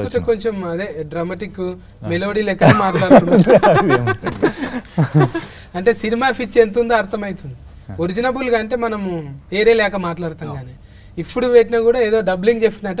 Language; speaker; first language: Telugu; native; Telugu